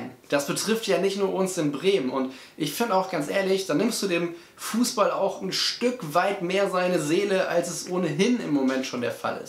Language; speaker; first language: German; native; German